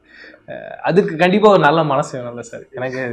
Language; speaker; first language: Tamil; native; Tamil